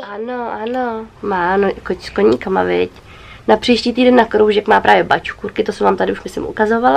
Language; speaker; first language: Czech; native; Czech